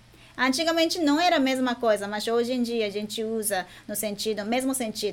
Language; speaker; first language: Portuguese; non-native, fluent; Japanese